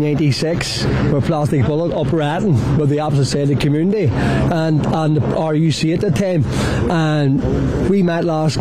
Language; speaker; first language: English; native; English